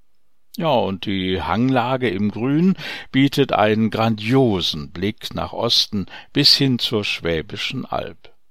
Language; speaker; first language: German; native; German